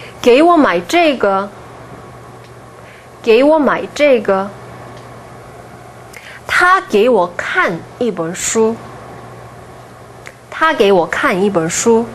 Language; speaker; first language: Chinese; non-native, fluent; Korean